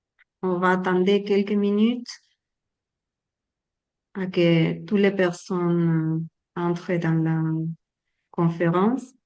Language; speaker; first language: French; non-native, learner; Spanish